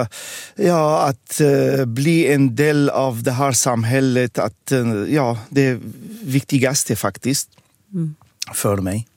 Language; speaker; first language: Swedish; non-native, fluent; Arabic